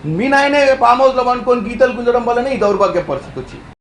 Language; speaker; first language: Telugu; native; Telugu